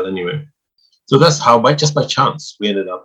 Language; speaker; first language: English; non-native, local second language; Swahili